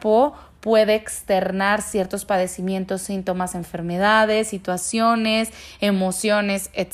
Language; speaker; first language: Spanish; native; Spanish